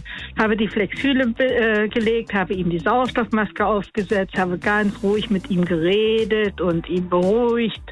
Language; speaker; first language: German; native; German